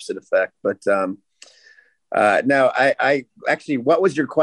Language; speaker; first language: English; native; English